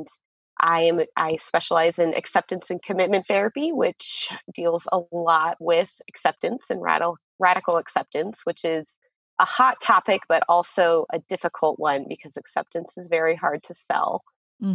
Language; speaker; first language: English; native; English